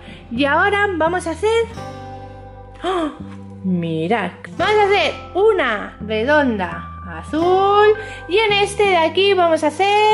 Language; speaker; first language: Spanish; native; Spanish